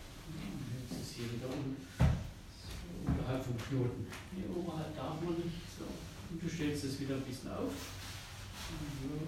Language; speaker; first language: German; native; German